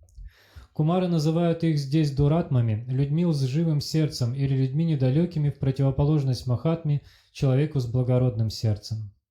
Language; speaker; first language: Russian; native; Russian